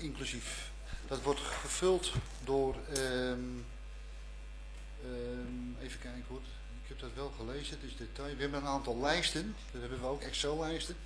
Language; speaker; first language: Dutch; native; Dutch